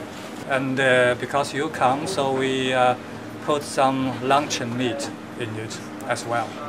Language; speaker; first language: English; non-native, fluent; Chinese